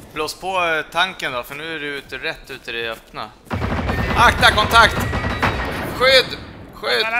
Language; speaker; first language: Swedish; native; Swedish